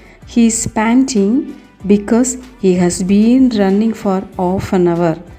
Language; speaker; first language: English; non-native, local second language; Tamil